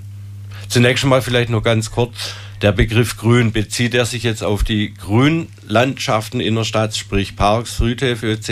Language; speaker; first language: German; native; German